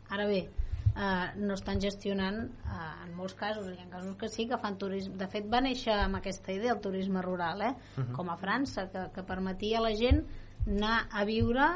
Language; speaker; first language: Catalan; native; Catalan